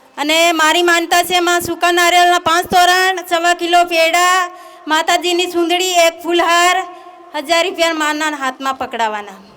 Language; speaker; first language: Gujarati; native; Gujarati